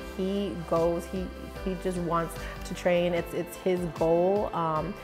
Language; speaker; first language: English; native; English